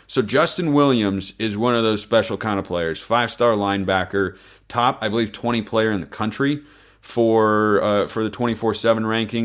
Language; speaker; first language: English; native; English